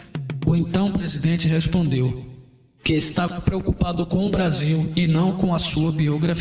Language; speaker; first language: Portuguese; native; Portuguese